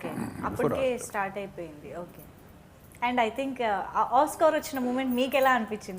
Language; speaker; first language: Telugu; native; Telugu